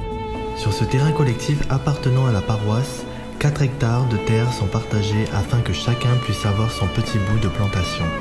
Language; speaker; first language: French; native; French